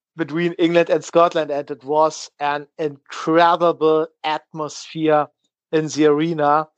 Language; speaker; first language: English; non-native, learner; German